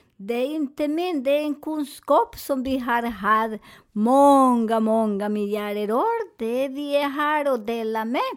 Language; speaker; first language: Swedish; non-native, fluent; Spanish